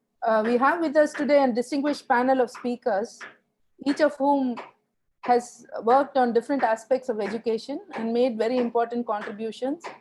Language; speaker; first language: English; non-native, local second language; Tamil